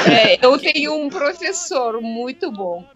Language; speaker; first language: Portuguese; non-native, fluent; Russian